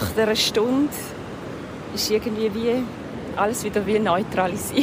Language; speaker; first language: German; native; German